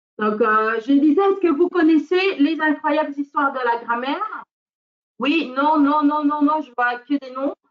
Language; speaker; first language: French; non-native, fluent; Spanish